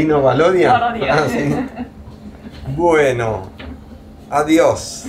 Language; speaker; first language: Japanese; non-native, learner; Spanish